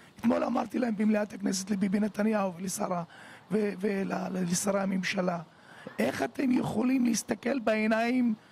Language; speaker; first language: Hebrew; non-native, local second language; Arabic